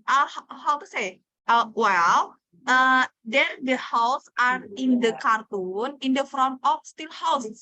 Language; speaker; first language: English; non-native, learner; Indonesian